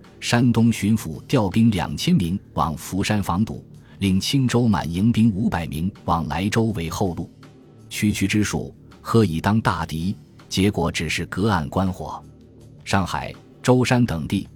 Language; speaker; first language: Chinese; native; Chinese